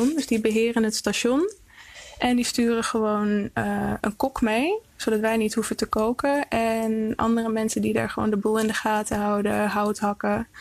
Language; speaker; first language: Dutch; early bilingual, other home language; Icelandic